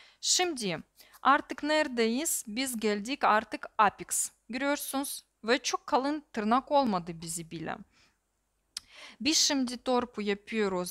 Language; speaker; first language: Turkish; non-native, learner; Russian